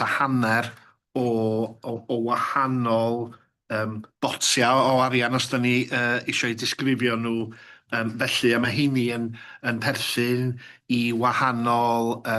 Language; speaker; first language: Welsh; native; Welsh